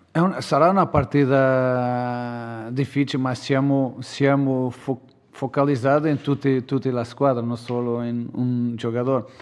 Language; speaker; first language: Italian; non-native, fluent; Portuguese